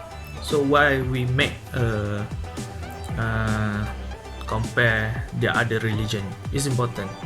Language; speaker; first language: English; non-native, learner; Malay